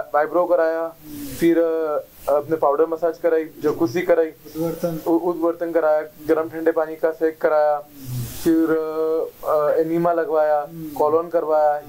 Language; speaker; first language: Hindi; native; Hindi